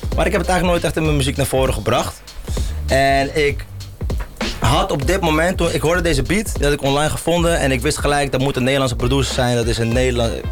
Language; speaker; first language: Dutch; early bilingual, other home language; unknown